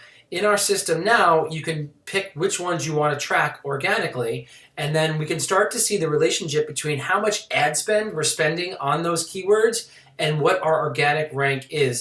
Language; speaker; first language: English; native; English